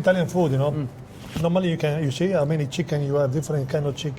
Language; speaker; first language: English; non-native, fluent; Italian